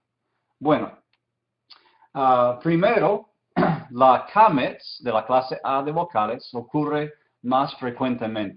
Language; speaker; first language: Spanish; non-native, fluent; English